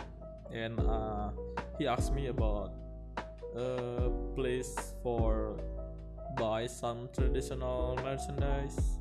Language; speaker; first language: English; non-native, learner; Indonesian